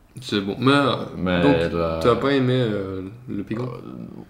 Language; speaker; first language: French; non-native, learner; Swedish